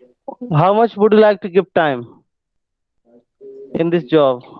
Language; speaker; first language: English; non-native, local second language; Hindi